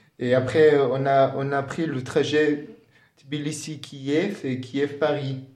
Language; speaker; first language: French; non-native, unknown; Georgian